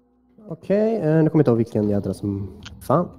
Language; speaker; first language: Swedish; native; Swedish